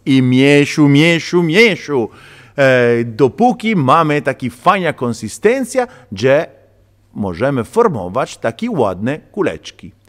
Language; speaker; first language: Polish; non-native, learner; Italian